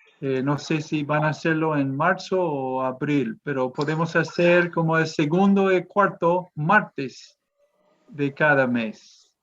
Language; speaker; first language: Spanish; non-native, fluent; English